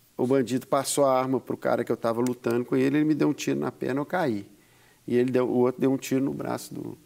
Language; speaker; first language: Portuguese; native; Portuguese